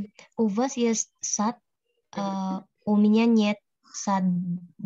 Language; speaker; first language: Russian; non-native, learner; Indonesian